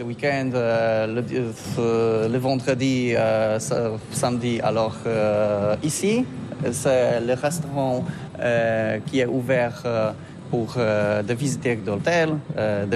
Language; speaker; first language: French; non-native, learner; Polish